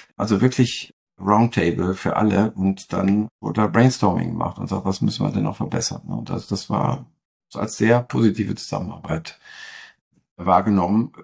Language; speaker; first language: German; native; German